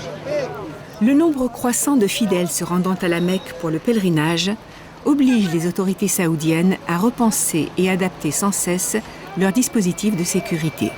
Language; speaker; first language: French; native; French